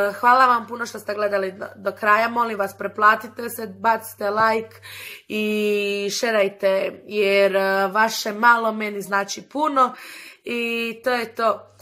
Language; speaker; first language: Croatian; early bilingual, other home language; Portuguese